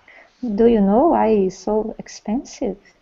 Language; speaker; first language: English; non-native, learner; Portuguese